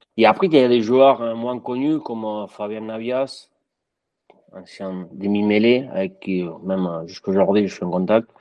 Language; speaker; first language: French; non-native, fluent; Spanish